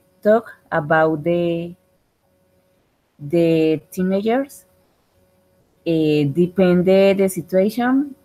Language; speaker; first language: English; non-native, learner; Spanish